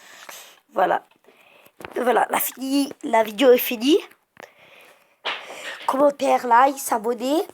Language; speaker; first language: French; early bilingual, other home language; Arabic